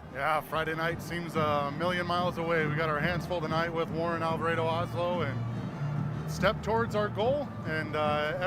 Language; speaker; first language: English; native; English